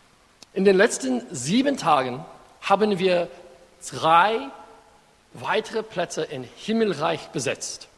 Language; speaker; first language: German; non-native, fluent; English